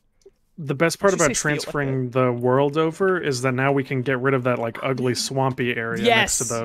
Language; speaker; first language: English; native; English